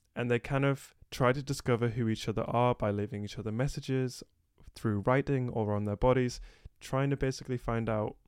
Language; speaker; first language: English; native; English